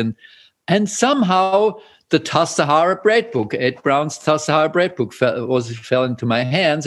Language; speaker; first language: English; non-native, fluent; German